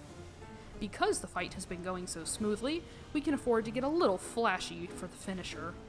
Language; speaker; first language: English; native; English